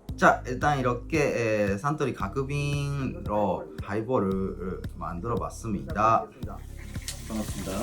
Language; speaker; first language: Korean; non-native, fluent; Japanese